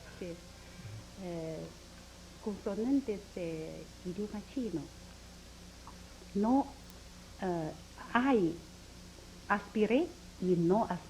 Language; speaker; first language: Spanish; non-native, learner; Chinese